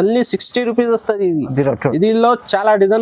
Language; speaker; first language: Telugu; non-native, local second language; Urdu